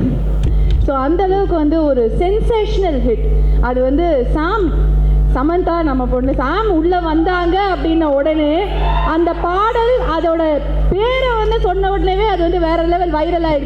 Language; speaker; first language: Tamil; native; Tamil